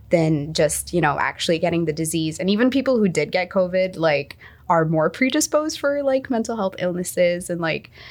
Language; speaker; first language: English; non-native, fluent; Arabic